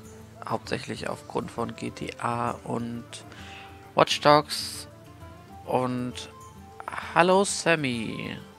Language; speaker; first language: German; native; German